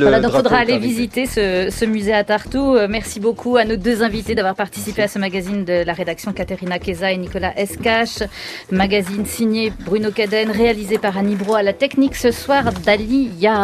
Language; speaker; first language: French; native; French